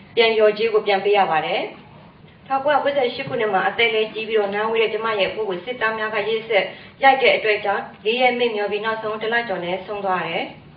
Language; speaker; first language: Burmese; non-native, local second language; S'gaw Karen